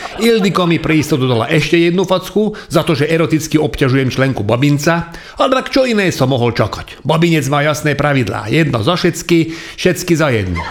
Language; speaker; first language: Slovak; non-native, local second language; Hungarian